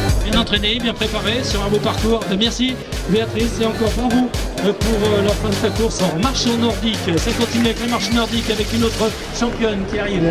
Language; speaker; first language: French; native; French